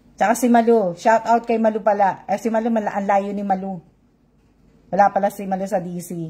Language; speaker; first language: Filipino; native; Filipino